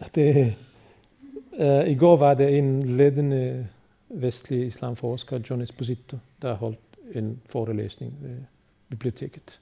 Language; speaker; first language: Danish; non-native, fluent; Bosnian